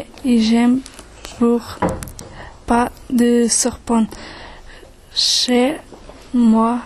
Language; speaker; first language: French; non-native, learner; Portuguese